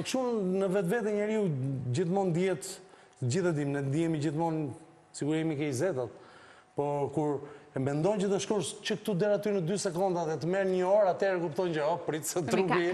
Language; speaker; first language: Albanian; native; Albanian